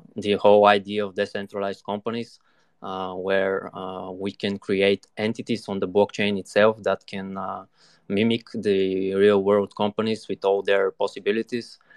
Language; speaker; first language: English; non-native, fluent; Bulgarian